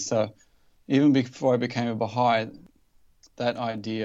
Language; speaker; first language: English; native; English